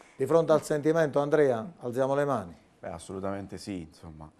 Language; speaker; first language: Italian; native; Italian